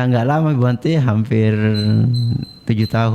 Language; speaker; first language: Indonesian; native; Indonesian